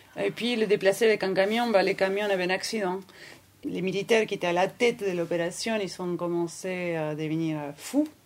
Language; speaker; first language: French; non-native, fluent; Spanish